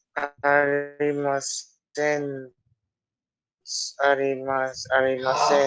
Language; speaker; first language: Japanese; non-native, learner; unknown